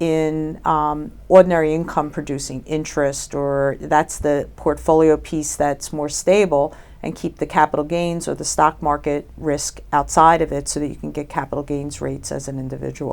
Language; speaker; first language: English; native; English